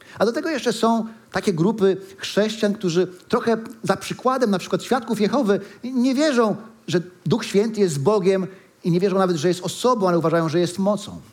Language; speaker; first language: Polish; native; Polish